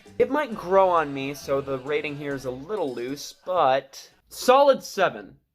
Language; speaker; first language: English; native; English